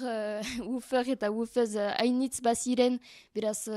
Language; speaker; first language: Basque; non-native, learner; French